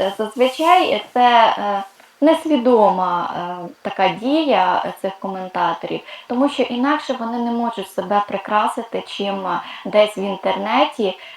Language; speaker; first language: Ukrainian; non-native, local second language; Russian